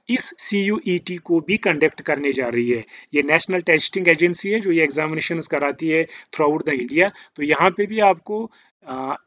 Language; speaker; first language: Hindi; native; Hindi